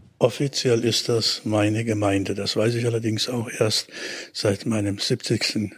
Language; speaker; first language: German; native; German